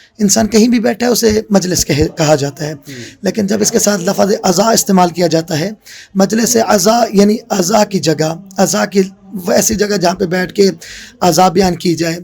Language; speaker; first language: Urdu; native; Urdu